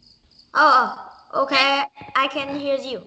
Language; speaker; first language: English; non-native, learner; Vietnamese